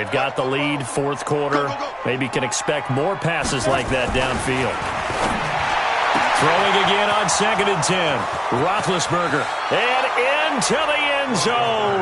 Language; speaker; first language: English; native; English